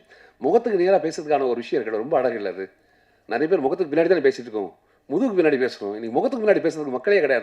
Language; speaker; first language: Tamil; native; Tamil